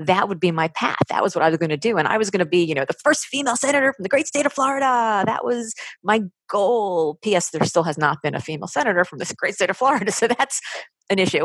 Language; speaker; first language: English; native; English